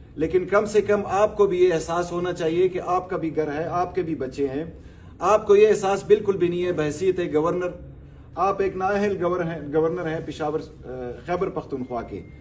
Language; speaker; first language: Urdu; non-native, local second language; Pashto